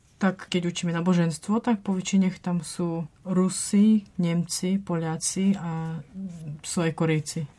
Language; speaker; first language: Slovak; non-native, fluent; Russian